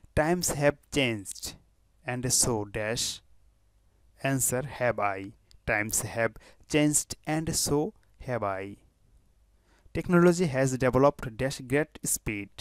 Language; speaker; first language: English; non-native, local second language; Bangla